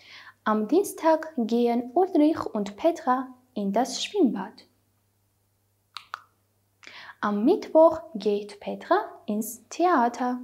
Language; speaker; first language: German; non-native, fluent; Armenian